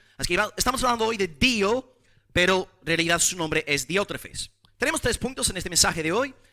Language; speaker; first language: Spanish; non-native, fluent; English